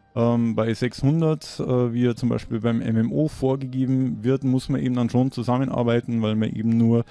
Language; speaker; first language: German; native; German